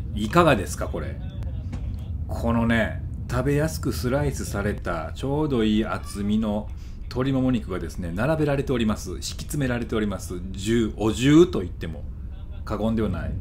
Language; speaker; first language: Japanese; native; Japanese